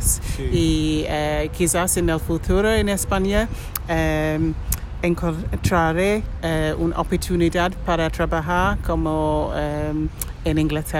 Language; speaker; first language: Spanish; non-native, learner; English